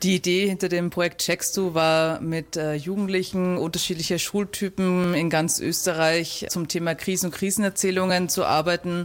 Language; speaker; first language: German; native; German